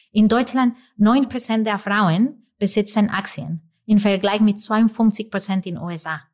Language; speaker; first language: German; non-native, fluent; English